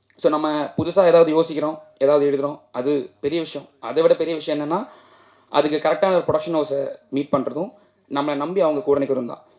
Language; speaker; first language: Tamil; non-native, local second language; Malayalam